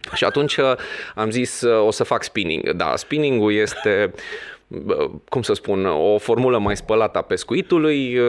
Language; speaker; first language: Romanian; non-native, local second language; Hungarian